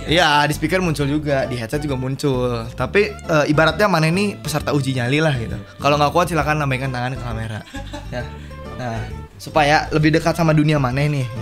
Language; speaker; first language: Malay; non-native, local second language; Sundanese